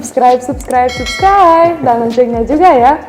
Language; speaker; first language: Indonesian; non-native, fluent; Romanian